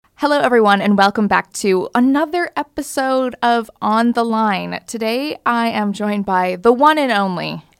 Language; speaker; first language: English; native; English